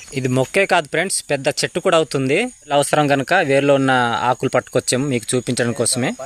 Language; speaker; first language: Telugu; non-native, local second language; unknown